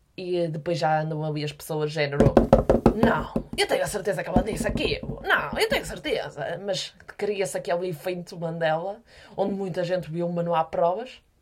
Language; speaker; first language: Portuguese; native; Portuguese